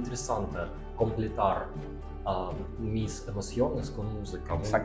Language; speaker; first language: Spanish; non-native, learner; Russian